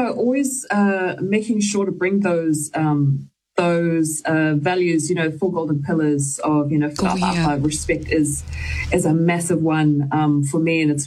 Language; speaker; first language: English; native; English